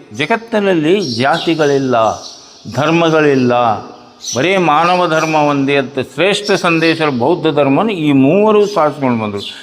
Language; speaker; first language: Kannada; native; Kannada